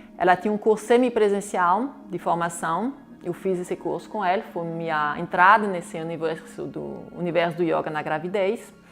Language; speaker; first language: Portuguese; non-native, fluent; French